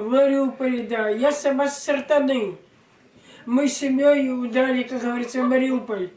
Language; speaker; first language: Russian; native; Russian